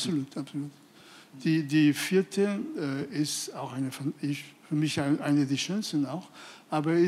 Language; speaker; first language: German; non-native, fluent; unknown